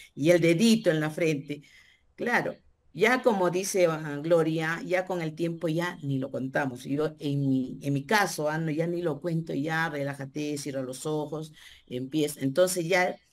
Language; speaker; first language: Spanish; native; Spanish